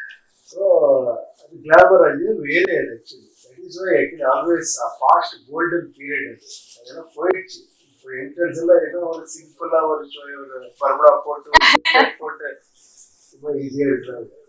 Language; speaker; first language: Tamil; non-native, learner; Kannada